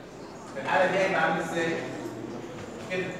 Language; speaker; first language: Arabic; native; Arabic